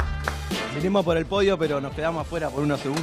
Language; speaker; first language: Spanish; native; Spanish